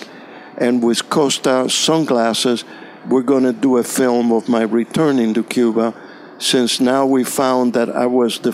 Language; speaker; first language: English; non-native, fluent; Spanish